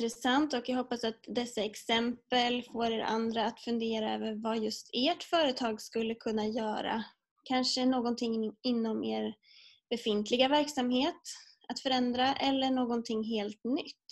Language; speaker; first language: Swedish; native; Swedish